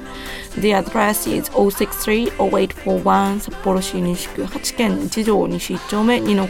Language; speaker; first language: English; non-native, learner; Japanese